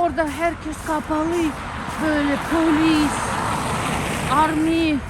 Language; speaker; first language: Turkish; non-native, learner; Russian